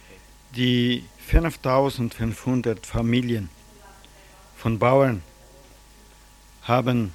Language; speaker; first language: German; early bilingual, heritage; German